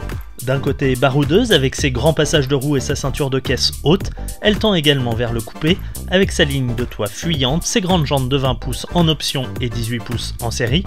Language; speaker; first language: French; native; French